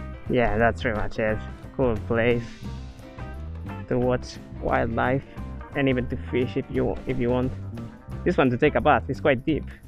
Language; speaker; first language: English; non-native, fluent; Spanish